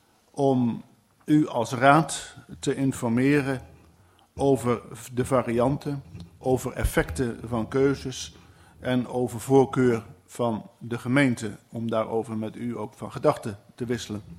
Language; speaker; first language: Dutch; native; Dutch